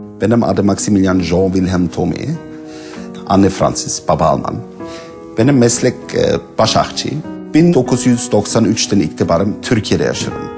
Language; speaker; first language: Turkish; non-native, learner; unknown